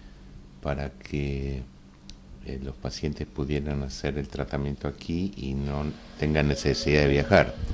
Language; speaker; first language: Spanish; native; Spanish